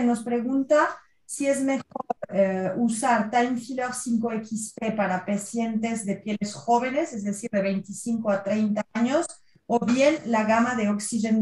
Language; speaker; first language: Spanish; native; Spanish